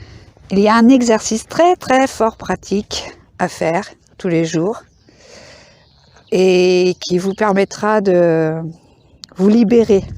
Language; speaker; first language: French; native; French